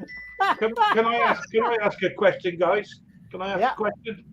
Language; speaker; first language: English; native; English